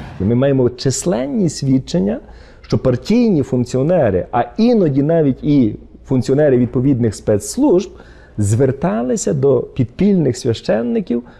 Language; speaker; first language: Ukrainian; native; Ukrainian